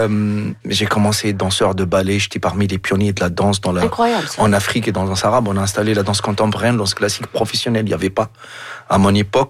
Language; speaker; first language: French; non-native, local second language; Arabic